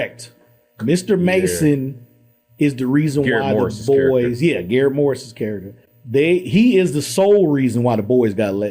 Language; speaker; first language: English; native; English